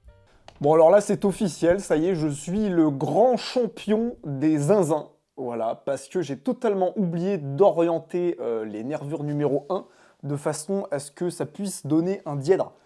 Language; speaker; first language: French; native; French